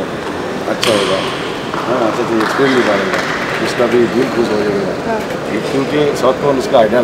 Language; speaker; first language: Hindi; non-native, local second language; Bangla